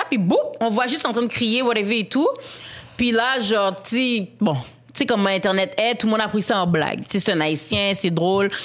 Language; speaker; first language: French; early bilingual, other home language; Haitian Creole